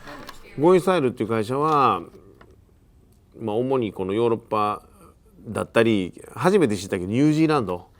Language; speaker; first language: Japanese; native; Japanese